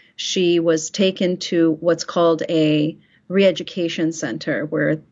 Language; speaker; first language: English; early bilingual, other home language; Persian